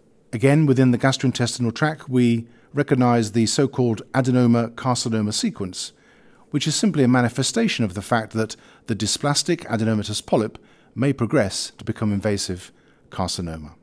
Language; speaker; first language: English; native; English